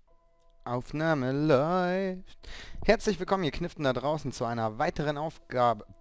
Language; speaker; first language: German; native; German